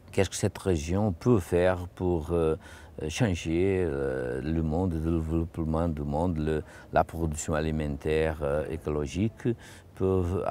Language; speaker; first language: French; non-native, fluent; Portuguese